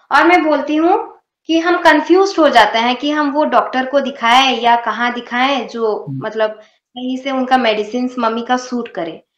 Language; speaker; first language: Hindi; non-native, local second language; Odia